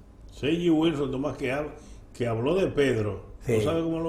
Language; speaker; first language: Spanish; native; Spanish